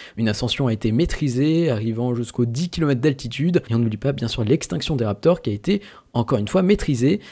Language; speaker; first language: French; native; French